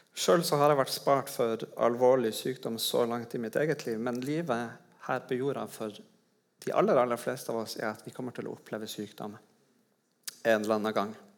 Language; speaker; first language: Norwegian; native; Norwegian